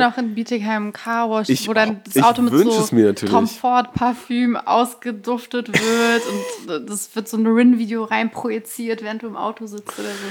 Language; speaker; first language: German; early bilingual, other home language; Persian